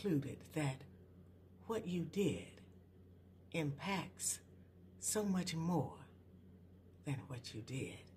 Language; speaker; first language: English; native; English